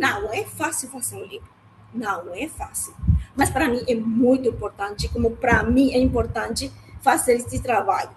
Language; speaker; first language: Portuguese; non-native, learner; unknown